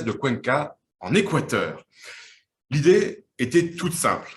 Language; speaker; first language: French; native; French